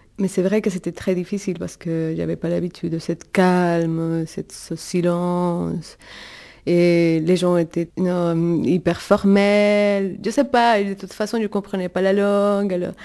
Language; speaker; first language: French; non-native, fluent; Spanish